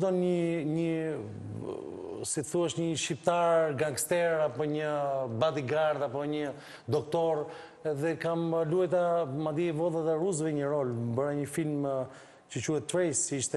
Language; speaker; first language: Albanian; native; Albanian